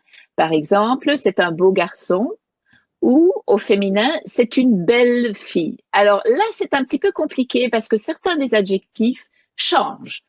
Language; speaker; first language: French; native; French